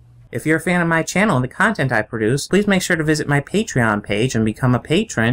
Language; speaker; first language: English; native; English